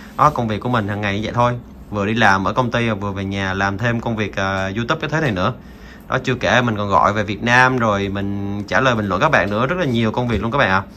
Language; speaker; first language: Vietnamese; native; Vietnamese